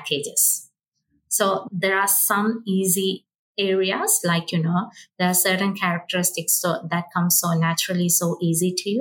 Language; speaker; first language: English; non-native, local second language; Malayalam